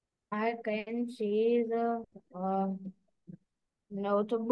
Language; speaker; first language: English; non-native, learner; Vietnamese